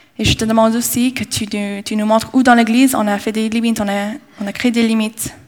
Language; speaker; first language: French; non-native, fluent; English